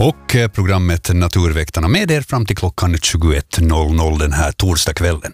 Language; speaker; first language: Swedish; native; Swedish